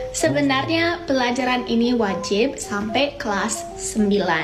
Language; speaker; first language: Indonesian; non-native, fluent; English